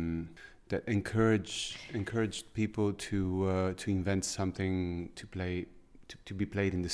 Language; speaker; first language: English; non-native, fluent; Italian